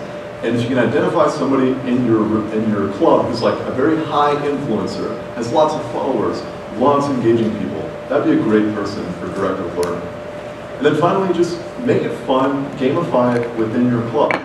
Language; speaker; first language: English; native; English